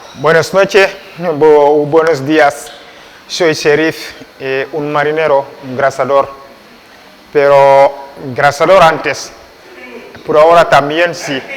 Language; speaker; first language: Spanish; non-native, learner; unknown